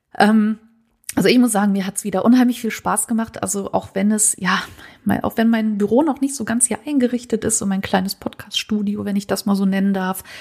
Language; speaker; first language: German; native; German